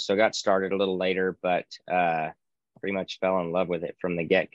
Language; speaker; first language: English; native; English